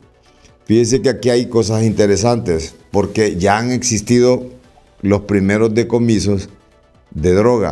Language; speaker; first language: Spanish; native; Spanish